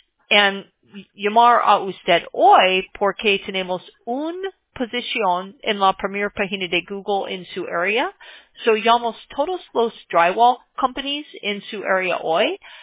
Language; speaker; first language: Spanish; non-native, learner; English